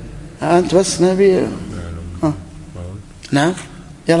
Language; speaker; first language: Arabic; native; Arabic